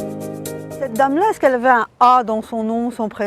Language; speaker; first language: French; native; French